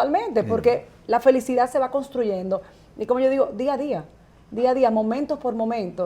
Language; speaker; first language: Spanish; native; Spanish